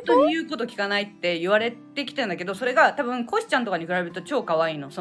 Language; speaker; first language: Japanese; native; Japanese